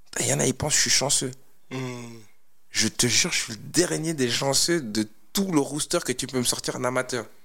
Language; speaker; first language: French; native; French